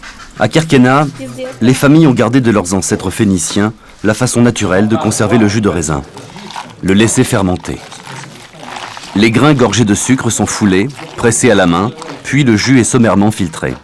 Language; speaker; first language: French; native; French